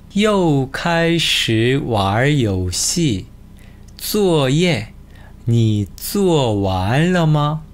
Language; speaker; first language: Chinese; non-native, fluent; Korean